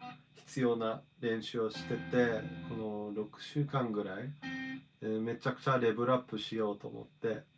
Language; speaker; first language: Japanese; non-native, fluent; English